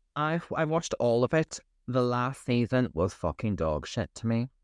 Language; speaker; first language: English; native; English